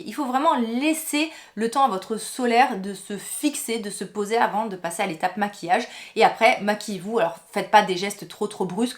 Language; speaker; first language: French; native; French